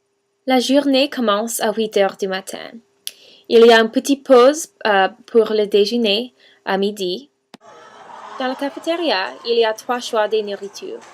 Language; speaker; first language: French; non-native, fluent; English